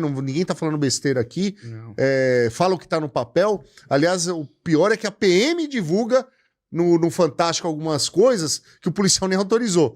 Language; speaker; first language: Portuguese; native; Portuguese